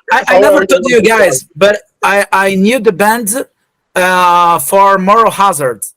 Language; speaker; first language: English; non-native, fluent; Portuguese